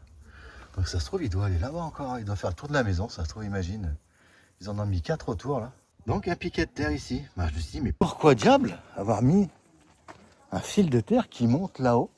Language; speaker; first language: French; native; French